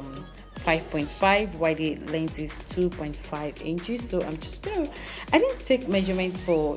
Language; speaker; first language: English; non-native, local second language; Yoruba